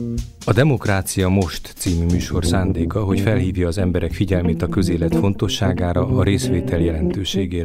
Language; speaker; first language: Hungarian; native; Hungarian